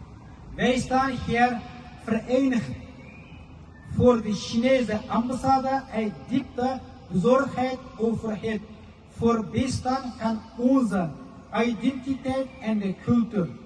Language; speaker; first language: Dutch; non-native, fluent; Uyghur